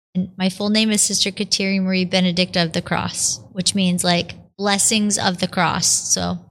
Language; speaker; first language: English; native; English